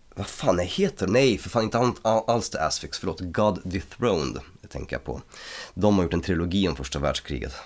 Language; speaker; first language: Swedish; native; Swedish